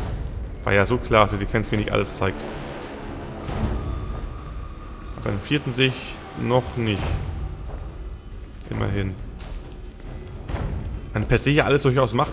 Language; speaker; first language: German; native; German